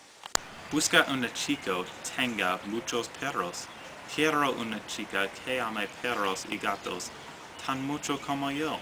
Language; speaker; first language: Spanish; non-native, learner; English